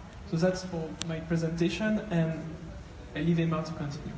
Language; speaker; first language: English; non-native, fluent; French